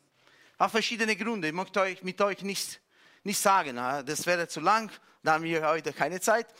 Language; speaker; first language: German; non-native, fluent; Italian